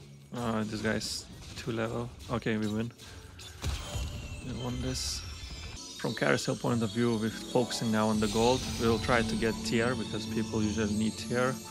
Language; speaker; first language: English; non-native, fluent; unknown